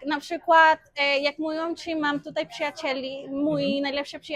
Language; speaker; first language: Polish; non-native, fluent; Spanish